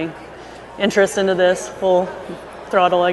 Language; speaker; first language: English; native; English